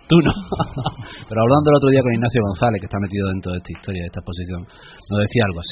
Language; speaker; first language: Spanish; native; Spanish